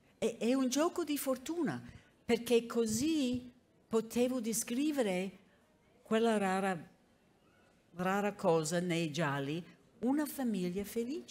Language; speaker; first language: Italian; non-native, fluent; English